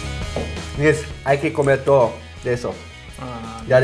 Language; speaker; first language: Spanish; non-native, fluent; German